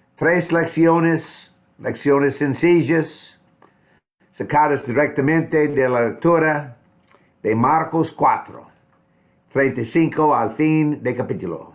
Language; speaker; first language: Spanish; non-native, fluent; English